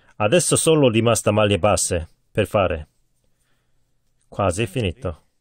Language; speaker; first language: Italian; non-native, learner; Korean